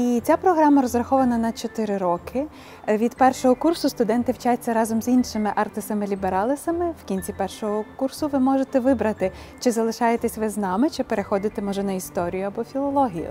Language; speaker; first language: Ukrainian; native; Ukrainian